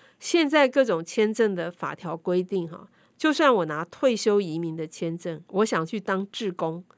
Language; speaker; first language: Chinese; native; Chinese